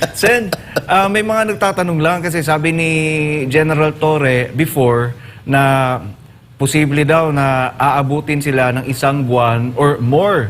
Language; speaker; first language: Filipino; non-native, local second language; Cebuano